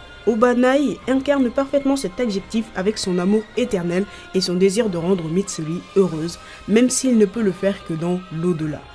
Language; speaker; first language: French; native; French